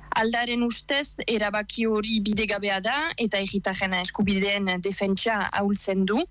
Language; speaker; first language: Basque; native; Basque